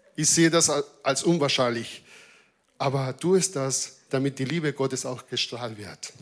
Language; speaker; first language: German; non-native, fluent; Spanish